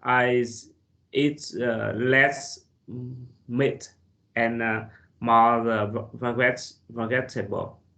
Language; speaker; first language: English; non-native, learner; Vietnamese